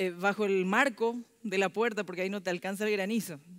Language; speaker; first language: Spanish; early bilingual, other home language; Korean